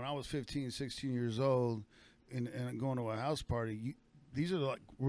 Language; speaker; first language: English; native; English